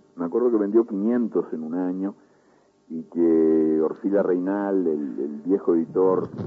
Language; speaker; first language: Spanish; native; Spanish